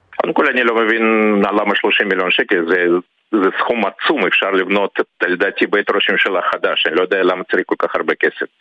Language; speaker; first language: Hebrew; early bilingual, other home language; Russian